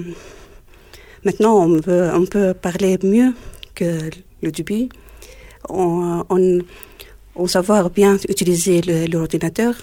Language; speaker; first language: French; non-native, learner; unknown